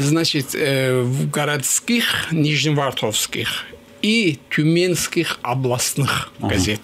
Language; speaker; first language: Russian; non-native, local second language; Azerbaijani